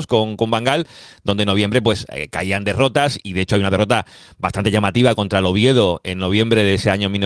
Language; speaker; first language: Spanish; native; Spanish